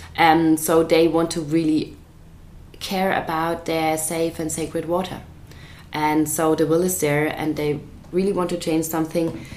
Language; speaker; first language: English; non-native, fluent; German